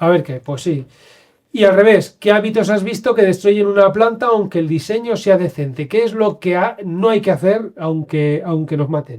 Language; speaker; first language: Spanish; native; Spanish